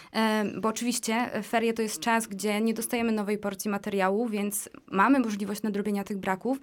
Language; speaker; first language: Polish; native; Polish